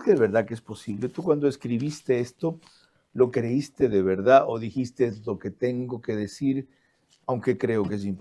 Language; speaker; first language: Spanish; native; Spanish